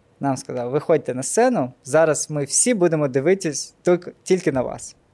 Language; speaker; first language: Ukrainian; non-native, local second language; Russian